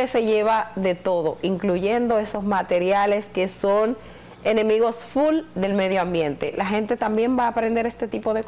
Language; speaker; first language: Spanish; native; Spanish